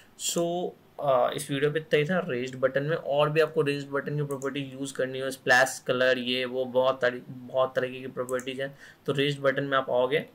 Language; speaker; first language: Hindi; native; Hindi